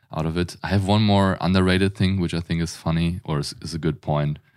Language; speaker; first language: English; non-native, fluent; German